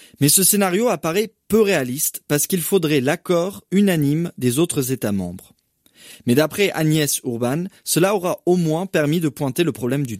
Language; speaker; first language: French; native; French